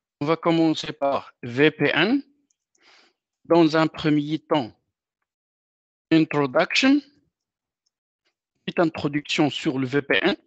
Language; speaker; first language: French; non-native, local second language; Arabic